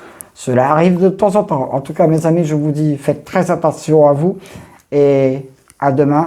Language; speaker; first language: French; native; French